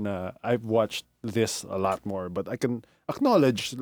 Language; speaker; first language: English; non-native, local second language; Filipino